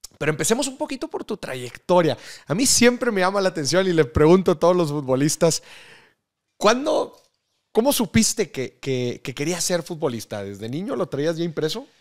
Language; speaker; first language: Spanish; native; Spanish